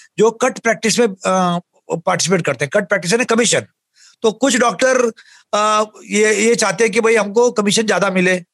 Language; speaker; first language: Hindi; native; Hindi